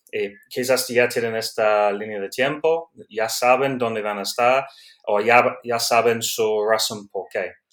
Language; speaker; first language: Spanish; non-native, learner; English